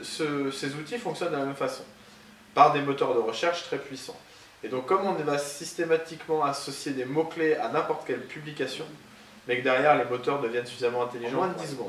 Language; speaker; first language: French; native; French